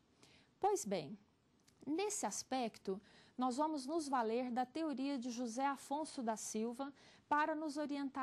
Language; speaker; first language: Portuguese; native; Portuguese